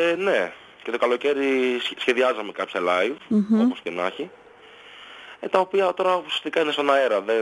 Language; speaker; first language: Greek; native; Greek